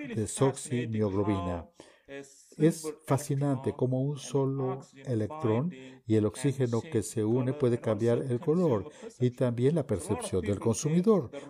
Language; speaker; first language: Spanish; non-native, fluent; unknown